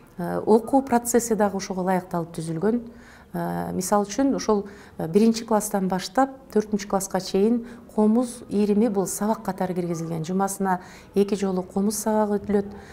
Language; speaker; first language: Kyrgyz; native; Kyrgyz